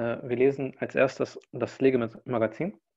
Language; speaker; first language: German; non-native, fluent; Arabic